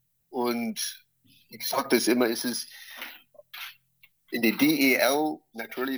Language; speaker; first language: German; non-native, fluent; English